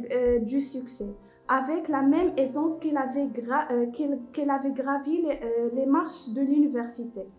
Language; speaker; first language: French; non-native, local second language; Arabic